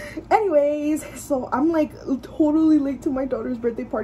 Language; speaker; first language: English; early bilingual, other home language; Spanish